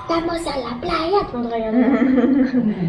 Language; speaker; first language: French; native; French